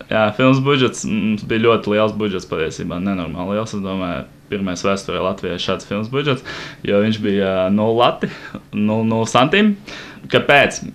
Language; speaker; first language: Latvian; non-native, local second language; Russian